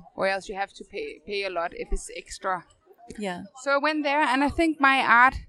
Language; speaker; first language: English; non-native, fluent; Danish